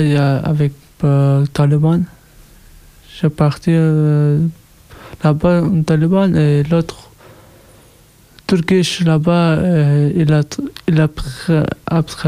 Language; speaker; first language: French; non-native, learner; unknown